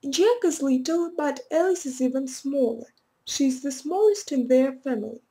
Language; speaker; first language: English; non-native, fluent; Russian